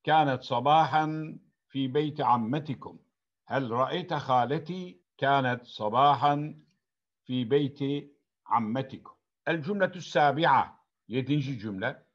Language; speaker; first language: Arabic; non-native, fluent; Turkish